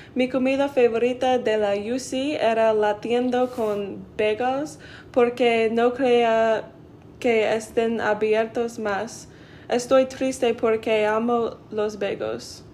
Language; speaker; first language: Spanish; non-native, learner; English